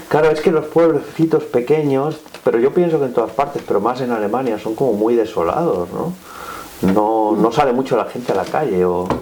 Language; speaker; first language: Spanish; native; Spanish